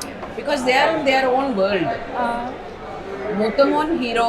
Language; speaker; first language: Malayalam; non-native, fluent; Tamil